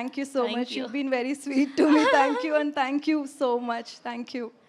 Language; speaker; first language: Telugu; non-native, learner; Tamil